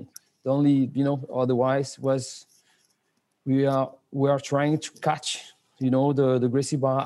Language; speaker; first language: English; non-native, fluent; French